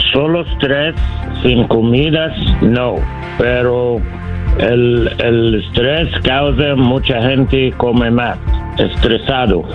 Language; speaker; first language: Spanish; non-native, learner; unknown